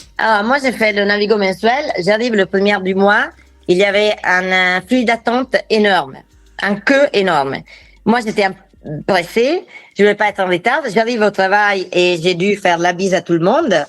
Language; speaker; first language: French; non-native, fluent; Italian